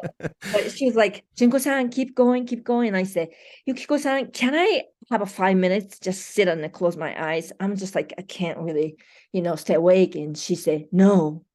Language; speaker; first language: English; non-native, fluent; Japanese